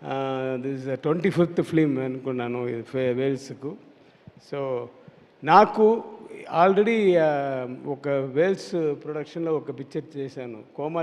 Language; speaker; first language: Telugu; non-native, learner; Tamil